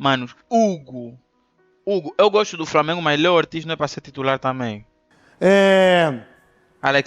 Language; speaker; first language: Portuguese; native; Portuguese